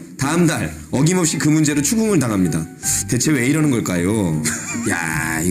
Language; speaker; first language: Korean; native; Korean